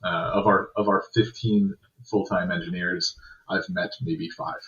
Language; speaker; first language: English; native; English